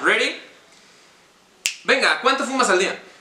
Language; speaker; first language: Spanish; native; Spanish